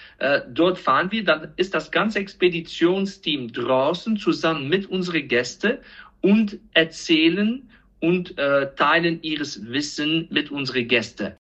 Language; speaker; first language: German; non-native, fluent; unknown